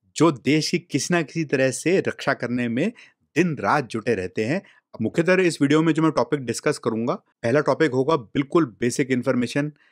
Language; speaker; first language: Hindi; native; Hindi